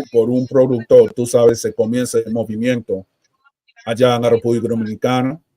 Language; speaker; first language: Spanish; early bilingual, heritage; Spanish